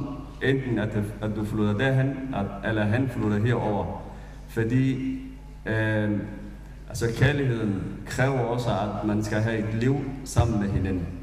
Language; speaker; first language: Danish; non-native, fluent; Somali